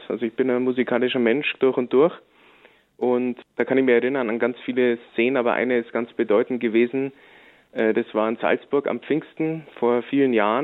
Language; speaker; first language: German; native; German